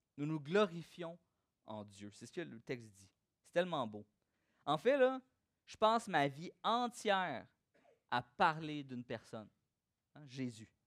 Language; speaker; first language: French; native; French